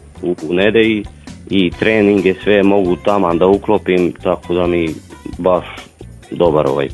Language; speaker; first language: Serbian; non-native, local second language; Hungarian